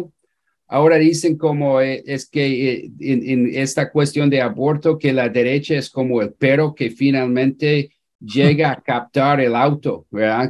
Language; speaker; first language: Spanish; non-native, fluent; English